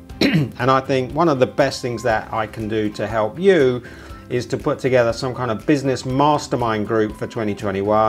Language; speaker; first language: English; native; English